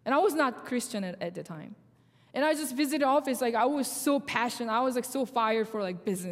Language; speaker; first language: English; non-native, fluent; Korean